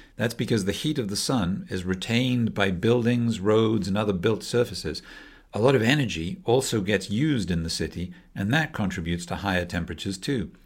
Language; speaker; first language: English; native; English